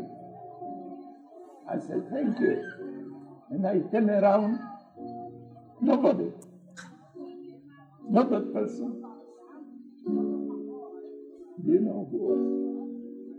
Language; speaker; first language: English; non-native, fluent; Polish